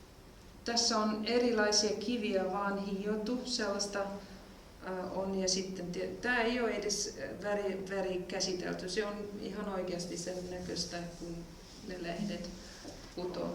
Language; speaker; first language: Finnish; non-native, fluent; German